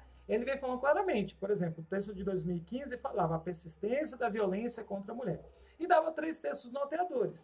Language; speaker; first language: Portuguese; native; Portuguese